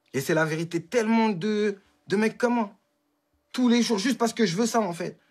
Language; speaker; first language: French; native; French